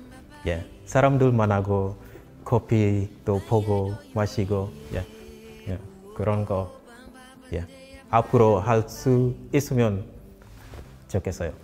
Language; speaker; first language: Korean; non-native, fluent; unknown